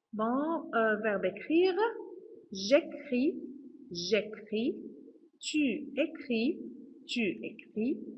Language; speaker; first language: French; non-native, fluent; Arabic